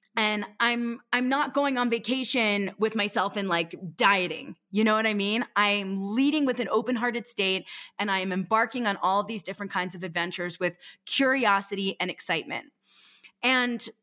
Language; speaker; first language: English; native; English